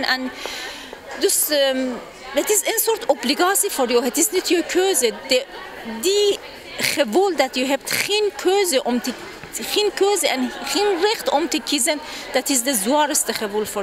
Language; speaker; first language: Dutch; non-native, fluent; Persian